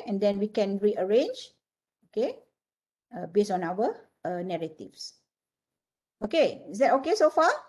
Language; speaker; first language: English; non-native, local second language; Malay